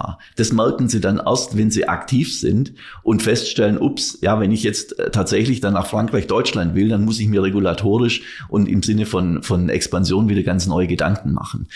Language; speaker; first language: German; native; German